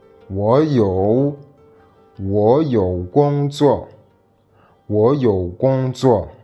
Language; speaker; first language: Chinese; non-native, fluent; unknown